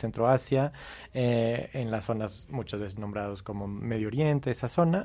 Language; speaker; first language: Spanish; non-native, fluent; English